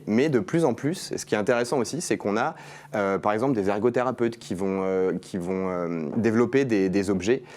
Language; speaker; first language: French; native; French